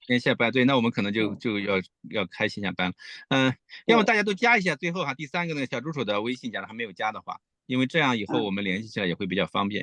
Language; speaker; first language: Chinese; native; Chinese